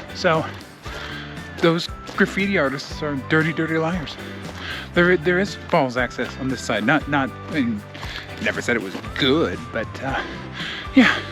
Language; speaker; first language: English; native; English